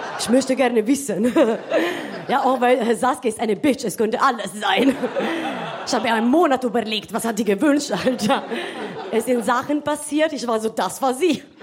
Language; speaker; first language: German; non-native, fluent; Italian